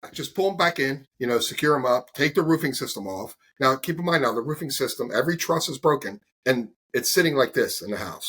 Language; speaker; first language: English; native; English